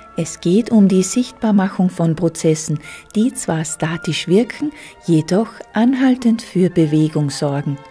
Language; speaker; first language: German; native; German